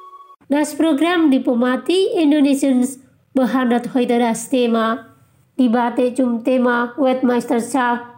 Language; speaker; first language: German; non-native, fluent; Indonesian